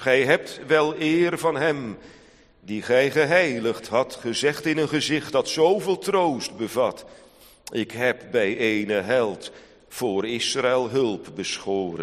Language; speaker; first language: Dutch; native; Dutch